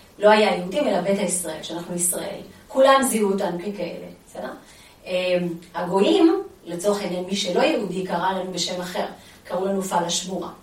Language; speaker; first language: Hebrew; early bilingual, other home language; Amharic